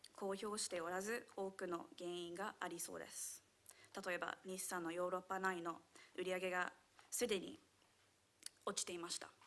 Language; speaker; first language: Japanese; non-native, fluent; English